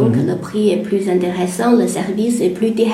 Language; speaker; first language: French; non-native, fluent; Chinese